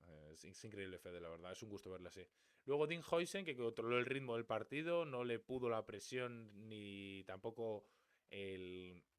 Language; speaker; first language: Spanish; native; Spanish